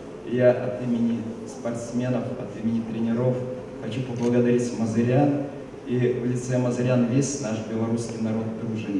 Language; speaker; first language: Russian; native; Russian